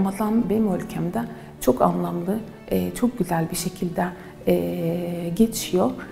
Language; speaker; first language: Turkish; non-native, fluent; Arabic